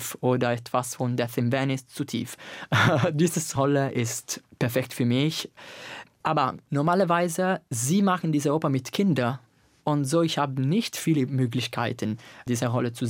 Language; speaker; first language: German; non-native, learner; Italian